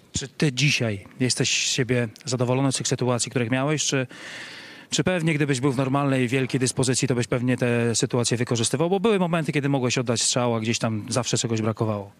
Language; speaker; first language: Polish; native; Polish